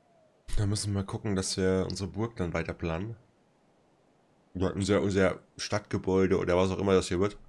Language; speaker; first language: German; native; German